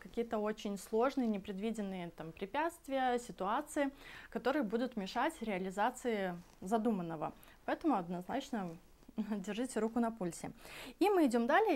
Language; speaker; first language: Russian; native; Russian